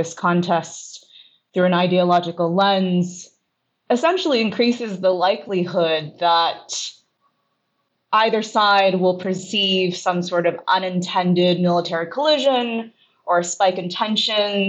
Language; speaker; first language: English; native; English